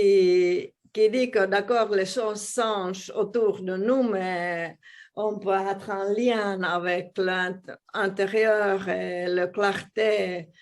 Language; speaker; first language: French; non-native, fluent; Portuguese